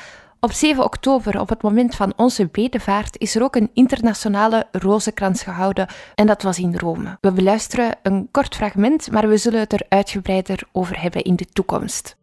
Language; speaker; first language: Dutch; native; Dutch